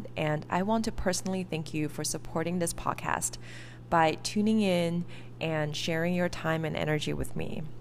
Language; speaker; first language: English; early bilingual, other home language; Chinese